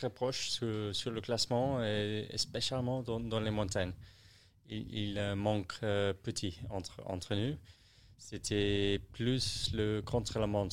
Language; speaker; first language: French; non-native, learner; English